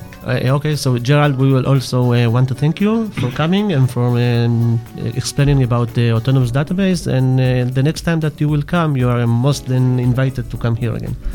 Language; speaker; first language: English; non-native, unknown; Hebrew